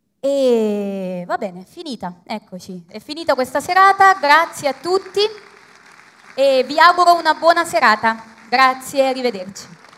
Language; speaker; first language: Italian; native; Italian